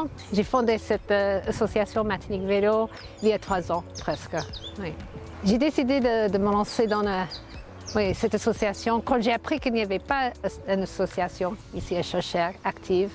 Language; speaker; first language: French; non-native, fluent; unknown